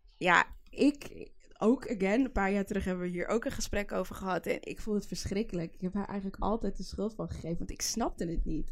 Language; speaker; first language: Dutch; early bilingual, other home language; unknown